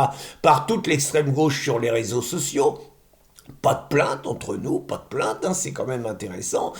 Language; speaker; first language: French; native; French